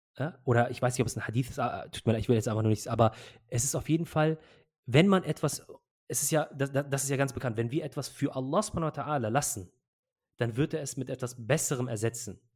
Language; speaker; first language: German; early bilingual, other home language; Arabic